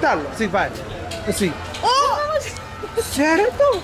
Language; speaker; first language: Spanish; non-native, learner; English